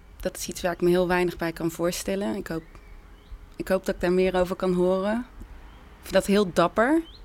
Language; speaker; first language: Dutch; native; Dutch